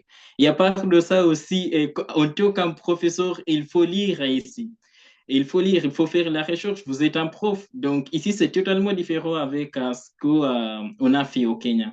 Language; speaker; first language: French; non-native, fluent; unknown